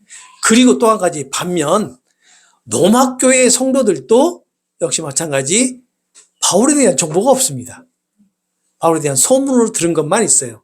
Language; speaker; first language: Korean; native; Korean